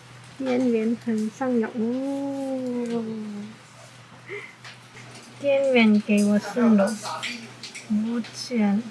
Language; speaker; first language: Chinese; non-native, learner; Korean